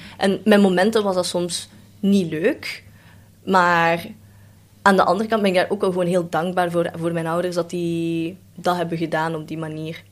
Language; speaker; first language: Dutch; early bilingual, other home language; Cantonese